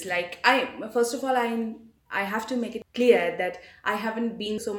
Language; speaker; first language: English; non-native, local second language; Bangla